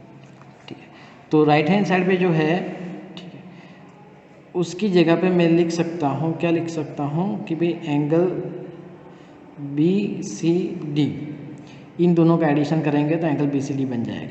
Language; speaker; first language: Hindi; native; Hindi